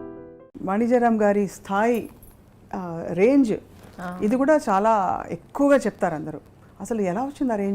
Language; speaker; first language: Telugu; native; Telugu